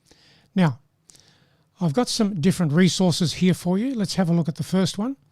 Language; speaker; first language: English; native; English